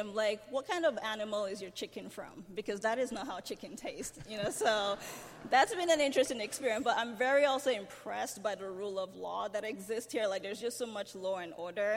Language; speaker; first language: English; non-native, local second language; Yoruba